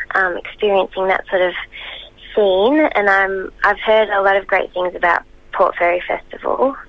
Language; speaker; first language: English; native; English